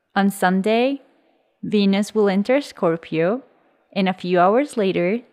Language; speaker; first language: English; early bilingual, other home language; Spanish